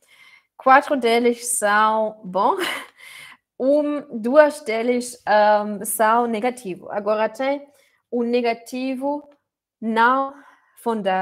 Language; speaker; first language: Portuguese; non-native, fluent; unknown